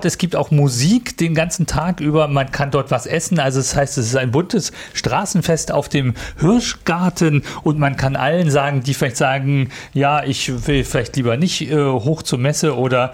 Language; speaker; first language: German; native; German